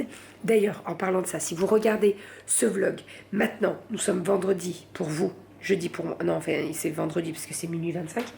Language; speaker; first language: French; native; French